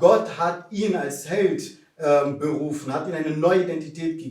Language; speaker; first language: German; non-native, fluent; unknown